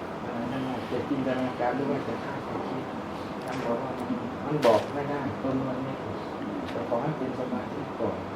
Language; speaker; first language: Thai; native; Thai